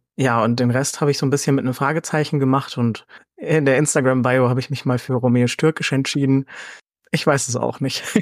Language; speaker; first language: German; native; German